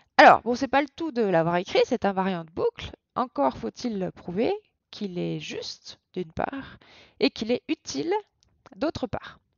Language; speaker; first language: French; native; French